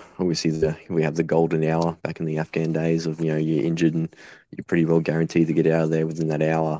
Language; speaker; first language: English; native; English